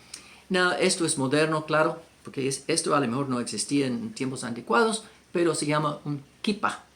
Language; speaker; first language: Spanish; non-native, fluent; English